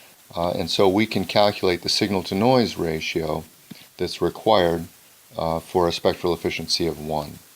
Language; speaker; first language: English; native; English